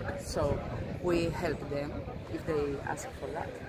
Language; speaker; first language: English; non-native, learner; Spanish